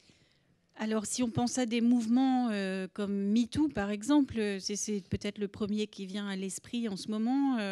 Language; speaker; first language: French; native; French